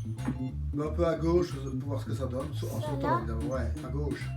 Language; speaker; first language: French; native; French